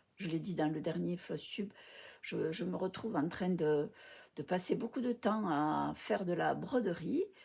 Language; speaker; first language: French; early bilingual, other home language; English